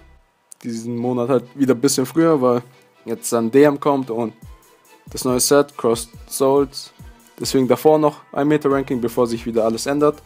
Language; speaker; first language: German; native; German